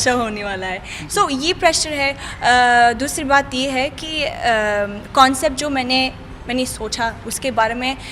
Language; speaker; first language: Hindi; non-native, fluent; Arabic